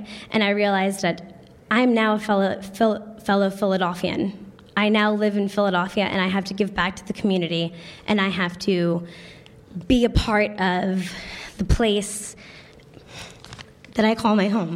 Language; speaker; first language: English; native; English